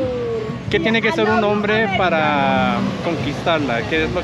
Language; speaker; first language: Spanish; non-native, learner; English